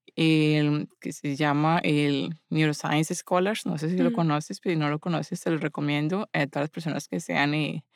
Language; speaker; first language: Spanish; native; Spanish